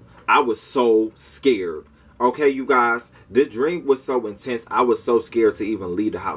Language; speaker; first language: English; native; English